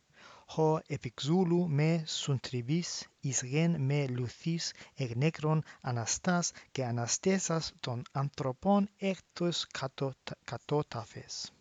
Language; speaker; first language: Greek; non-native, learner; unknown